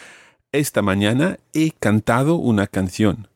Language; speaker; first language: Spanish; non-native, fluent; English